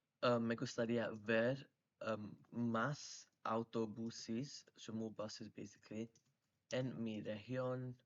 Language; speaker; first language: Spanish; non-native, fluent; English